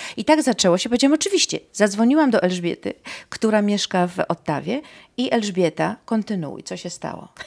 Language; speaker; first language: Polish; native; Polish